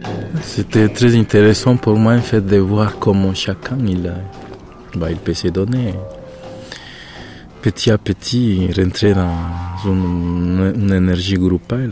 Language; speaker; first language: French; non-native, fluent; Spanish